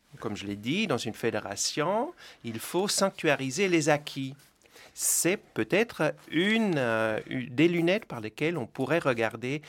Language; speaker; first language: French; non-native, fluent; German